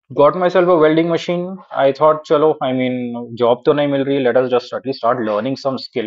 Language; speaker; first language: English; non-native, local second language; Urdu